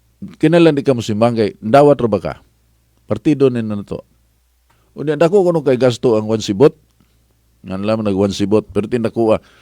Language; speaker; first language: Cebuano; native; Cebuano